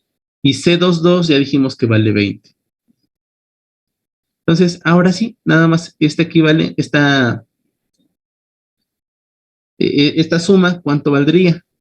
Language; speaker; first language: Spanish; native; Spanish